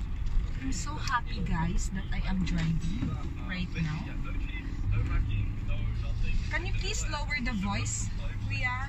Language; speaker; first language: English; non-native, local second language; Filipino